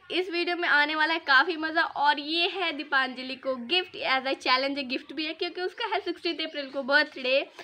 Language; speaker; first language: Hindi; native; Hindi